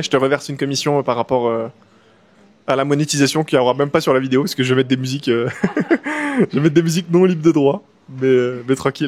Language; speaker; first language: French; native; French